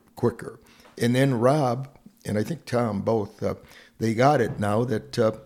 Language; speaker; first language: English; non-native, fluent; Hungarian